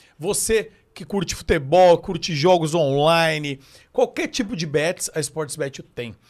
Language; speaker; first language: Portuguese; native; Portuguese